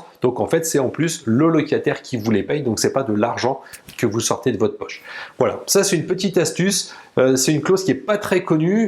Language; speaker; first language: French; native; French